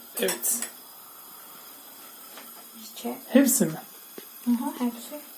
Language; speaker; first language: Turkish; non-native, learner; Indonesian